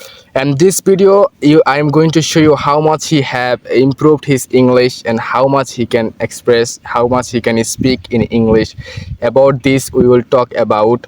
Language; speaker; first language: English; non-native, learner; Bangla